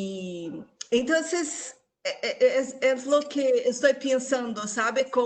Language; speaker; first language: Spanish; non-native, local second language; Portuguese